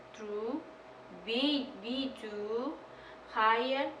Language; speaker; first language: English; non-native, learner; Kazakh